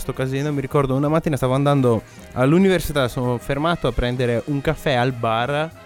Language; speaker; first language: Italian; non-native, fluent; Greek